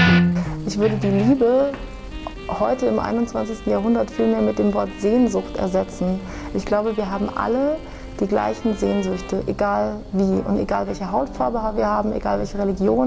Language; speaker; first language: German; native; German